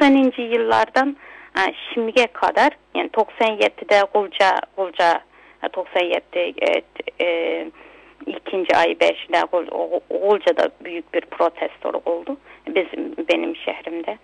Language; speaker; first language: Turkish; non-native, local second language; Uyghur